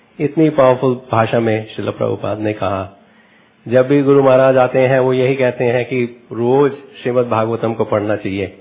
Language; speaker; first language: Hindi; native; Hindi